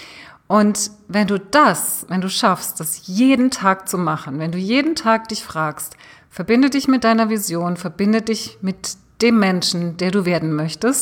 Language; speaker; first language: German; native; German